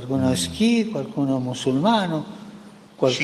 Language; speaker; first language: Italian; early bilingual, heritage; Spanish